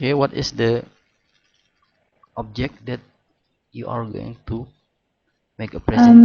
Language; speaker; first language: English; non-native, learner; Indonesian